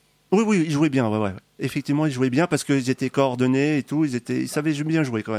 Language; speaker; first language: French; native; French